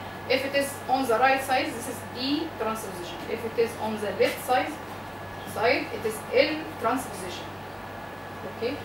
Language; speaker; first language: English; non-native, fluent; Arabic